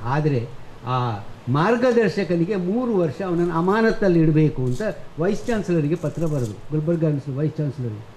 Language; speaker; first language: Kannada; native; Kannada